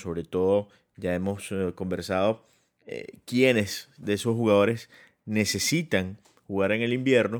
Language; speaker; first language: Spanish; native; Spanish